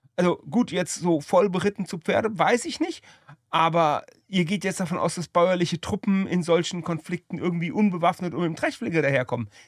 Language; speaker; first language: German; native; German